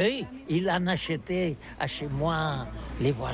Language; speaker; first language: French; non-native, learner; Catalan